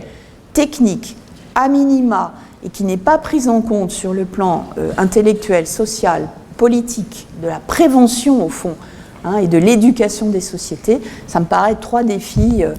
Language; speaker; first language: French; native; French